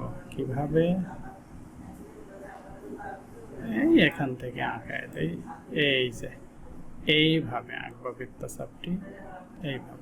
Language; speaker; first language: Bangla; native; Bangla